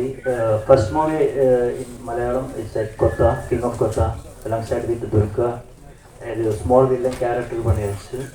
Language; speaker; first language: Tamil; non-native, learner; Malayalam